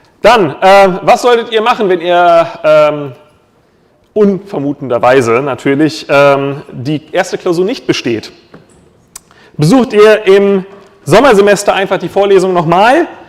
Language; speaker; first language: German; native; German